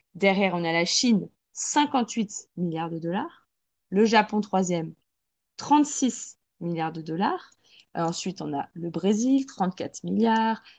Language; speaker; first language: French; native; French